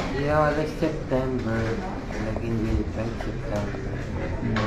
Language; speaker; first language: English; non-native, local second language; Filipino